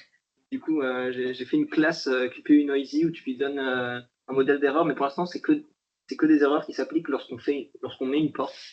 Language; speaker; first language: French; native; French